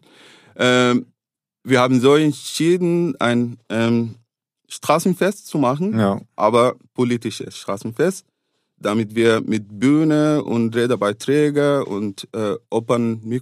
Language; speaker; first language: German; non-native, fluent; Arabic